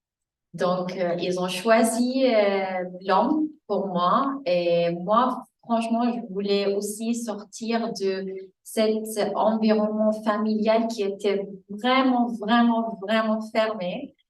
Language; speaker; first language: French; non-native, fluent; Arabic